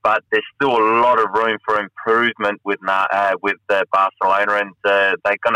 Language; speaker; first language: English; native; English